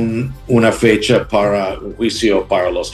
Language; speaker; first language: Spanish; non-native, learner; English